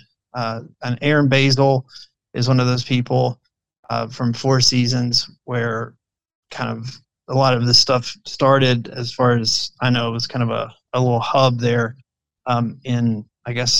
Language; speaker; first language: English; native; English